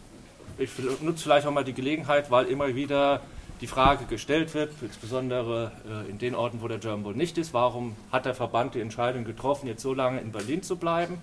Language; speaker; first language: German; native; German